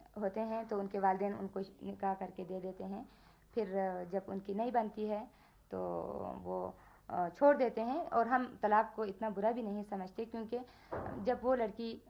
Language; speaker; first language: Urdu; non-native, local second language; Balti